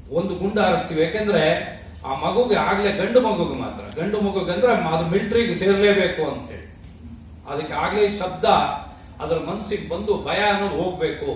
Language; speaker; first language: Kannada; non-native, local second language; Kodava